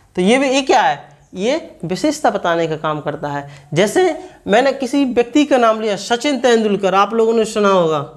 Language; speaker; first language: Hindi; native; Hindi